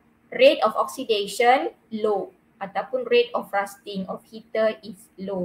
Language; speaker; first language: English; non-native, local second language; Malay